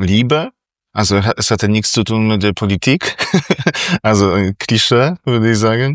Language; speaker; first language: German; non-native, fluent; Polish